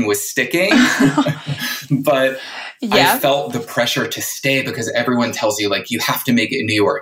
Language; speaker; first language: English; native; English